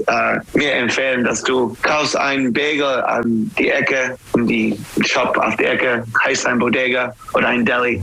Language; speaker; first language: German; non-native, learner; English